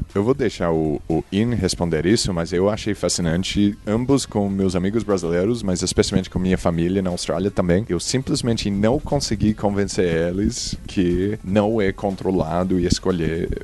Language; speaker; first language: Portuguese; non-native, fluent; English